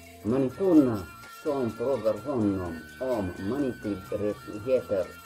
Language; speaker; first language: Swedish; non-native, learner; Tigrinya